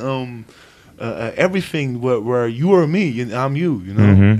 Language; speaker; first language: English; non-native, fluent; German